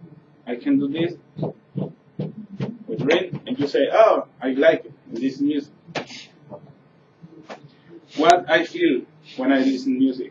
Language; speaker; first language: English; non-native, learner; Spanish